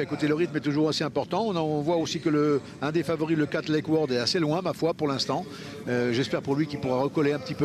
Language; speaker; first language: French; native; French